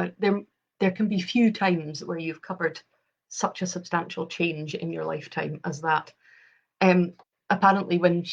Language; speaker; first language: English; native; English